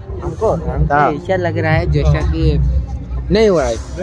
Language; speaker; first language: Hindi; non-native, local second language; Nepali